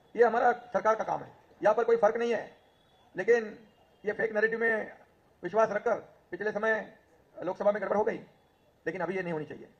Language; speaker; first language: Hindi; non-native, local second language; Marathi